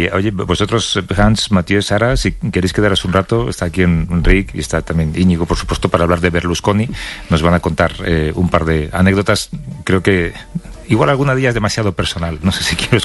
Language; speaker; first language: Spanish; native; Spanish